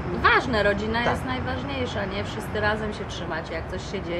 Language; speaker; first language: Polish; native; Polish